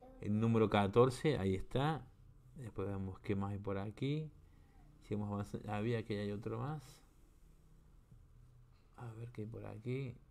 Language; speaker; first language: Spanish; native; Spanish